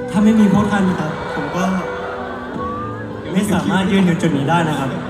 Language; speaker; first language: Thai; native; Thai